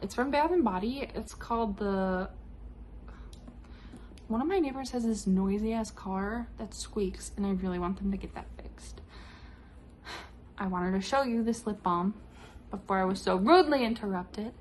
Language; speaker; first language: English; native; English